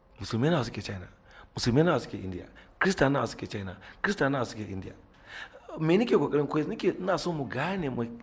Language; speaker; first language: Hausa; native; Hausa